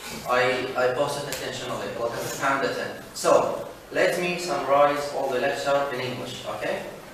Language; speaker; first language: English; non-native, fluent; Arabic